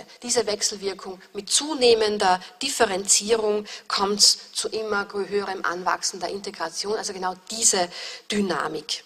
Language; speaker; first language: German; native; German